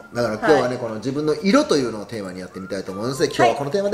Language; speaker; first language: Japanese; native; Japanese